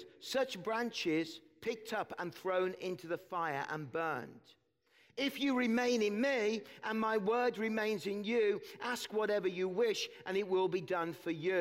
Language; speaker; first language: English; native; English